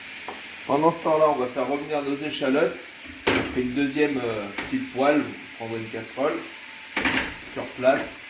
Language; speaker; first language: French; native; French